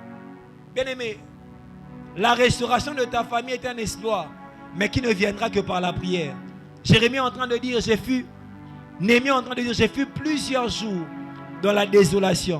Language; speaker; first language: French; non-native, local second language; Lingala